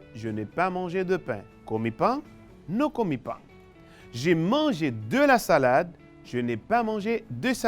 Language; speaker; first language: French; non-native, fluent; Spanish